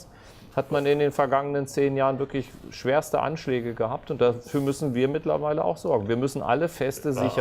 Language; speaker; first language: German; native; German